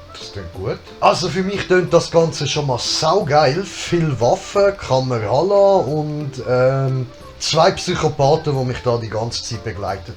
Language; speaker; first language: German; native; German